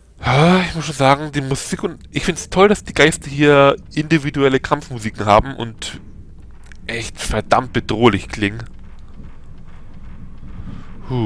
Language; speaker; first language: German; native; German